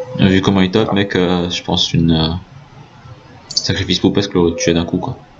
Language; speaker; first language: French; native; French